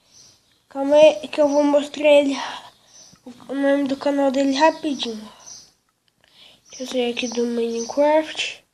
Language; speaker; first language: Portuguese; native; Portuguese